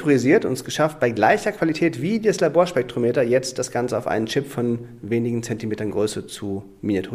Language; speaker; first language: German; native; German